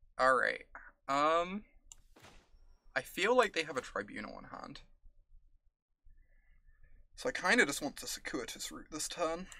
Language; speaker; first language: English; native; English